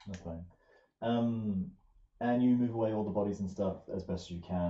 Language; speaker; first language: English; native; English